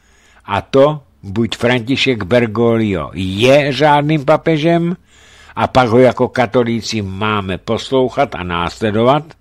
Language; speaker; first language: Czech; native; Czech